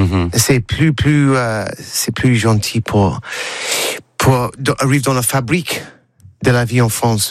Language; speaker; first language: French; non-native, learner; English